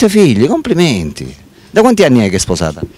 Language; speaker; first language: Italian; native; Italian